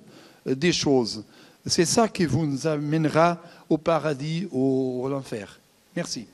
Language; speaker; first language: French; non-native, fluent; Portuguese